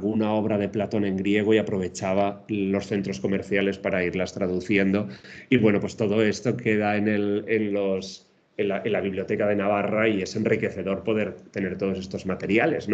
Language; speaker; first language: Spanish; native; Spanish